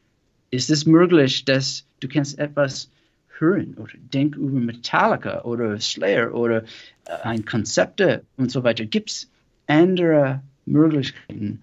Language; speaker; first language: German; non-native, learner; English